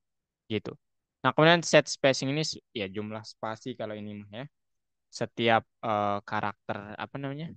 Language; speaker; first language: Indonesian; native; Indonesian